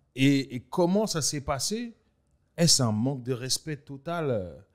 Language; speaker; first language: French; native; French